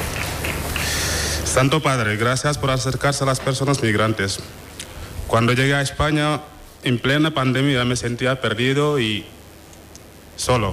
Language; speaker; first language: Spanish; non-native, fluent; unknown